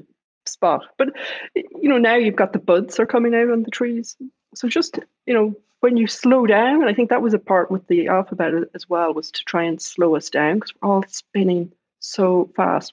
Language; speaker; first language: English; native; English